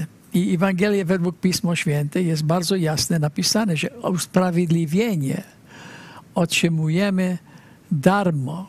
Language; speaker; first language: Polish; early bilingual, heritage; Polish